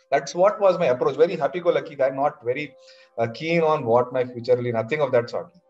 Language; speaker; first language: English; non-native, local second language; Kannada